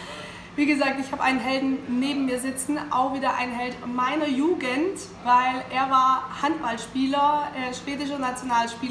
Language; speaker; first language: German; native; German